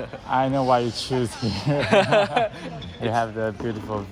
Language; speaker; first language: English; non-native, learner; Chinese